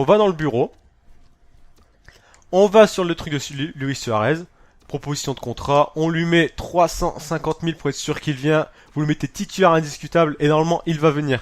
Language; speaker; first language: French; native; French